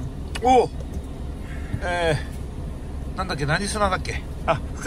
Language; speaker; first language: Japanese; native; Japanese